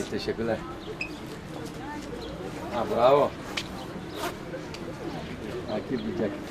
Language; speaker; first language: Turkish; non-native, learner; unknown